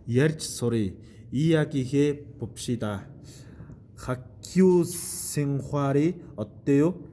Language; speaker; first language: Korean; non-native, fluent; Mongolian